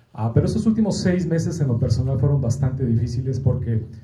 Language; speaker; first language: Spanish; native; Spanish